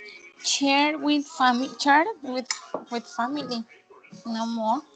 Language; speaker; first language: English; non-native, learner; Spanish